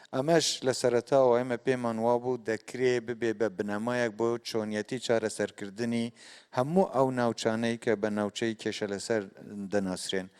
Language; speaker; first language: Central Kurdish; non-native, local second language; Kurdish